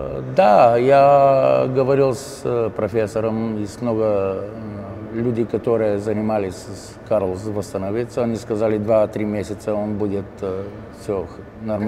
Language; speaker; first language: Russian; non-native, learner; Bulgarian